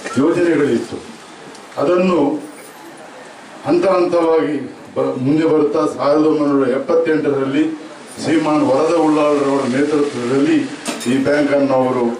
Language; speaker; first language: Kannada; non-native, local second language; Tulu